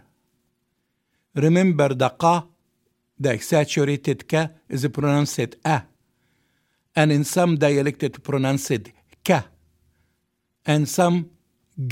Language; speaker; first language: English; non-native, fluent; Arabic